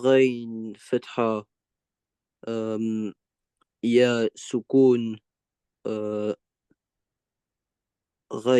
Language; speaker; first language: Arabic; non-native, learner; Estonian